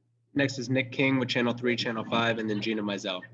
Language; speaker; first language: English; native; English